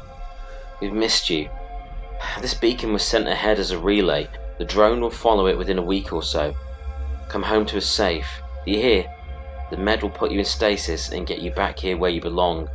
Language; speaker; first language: English; native; English